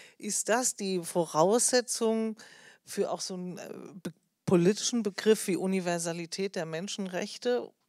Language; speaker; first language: German; native; German